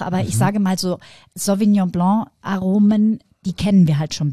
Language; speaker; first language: German; native; German